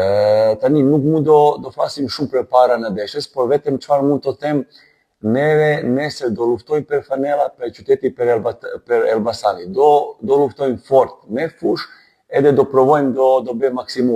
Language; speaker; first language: Albanian; non-native, learner; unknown